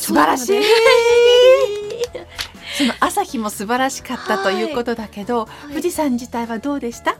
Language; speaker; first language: Japanese; native; Japanese